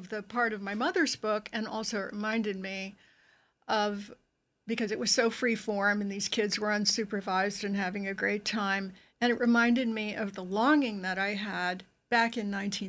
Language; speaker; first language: English; native; English